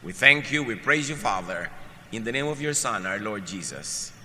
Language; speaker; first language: English; non-native, local second language; Filipino